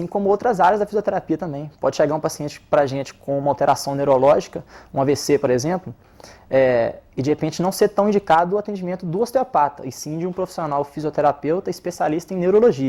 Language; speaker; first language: Portuguese; native; Portuguese